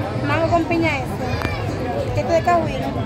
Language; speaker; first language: Spanish; native; Spanish